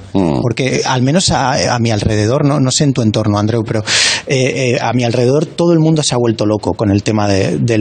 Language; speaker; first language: Spanish; native; Spanish